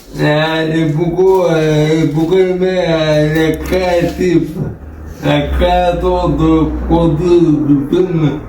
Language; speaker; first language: French; non-native, learner; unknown